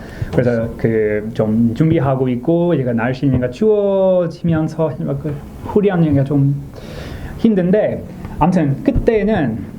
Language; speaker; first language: Korean; non-native, learner; English